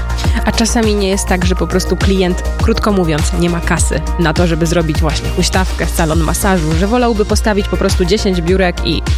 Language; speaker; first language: Polish; native; Polish